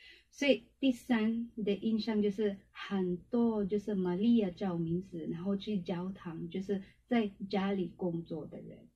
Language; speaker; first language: Chinese; non-native, learner; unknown